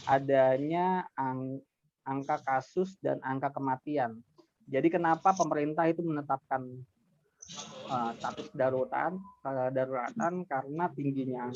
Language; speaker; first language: Indonesian; native; Indonesian